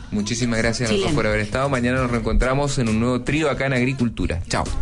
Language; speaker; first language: Spanish; native; Spanish